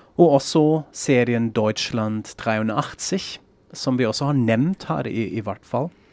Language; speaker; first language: Norwegian; non-native, fluent; German